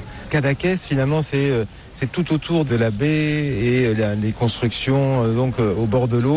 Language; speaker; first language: French; native; French